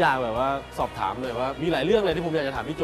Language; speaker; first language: Thai; native; Thai